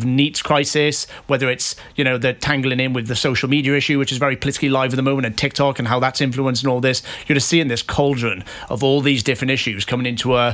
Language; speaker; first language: English; native; English